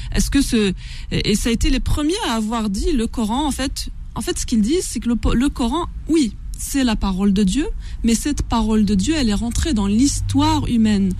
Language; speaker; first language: French; non-native, local second language; Kabyle